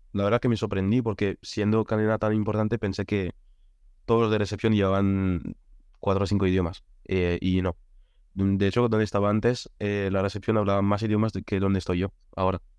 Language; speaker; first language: Spanish; non-native, fluent; French